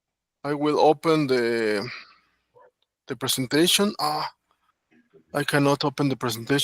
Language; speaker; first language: English; non-native, learner; Spanish